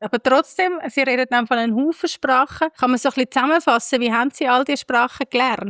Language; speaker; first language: German; native; German